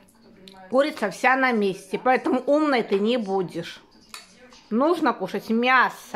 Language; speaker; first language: Russian; native; Russian